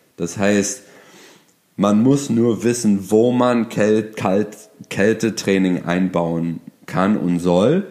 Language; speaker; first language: German; non-native, fluent; English